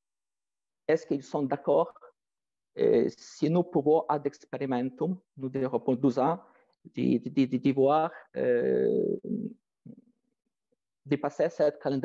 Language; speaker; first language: French; non-native, fluent; Ukrainian